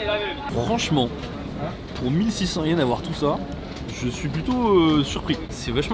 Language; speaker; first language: French; native; French